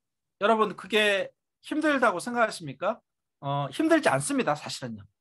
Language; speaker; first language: Korean; native; Korean